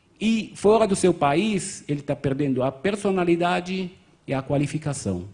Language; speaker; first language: Portuguese; non-native, fluent; Arabic